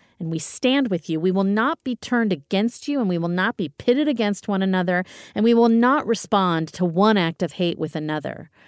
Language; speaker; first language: English; native; English